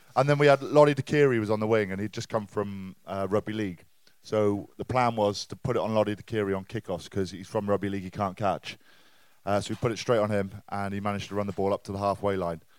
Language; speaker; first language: English; native; English